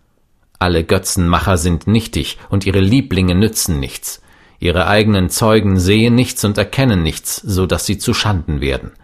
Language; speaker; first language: German; native; German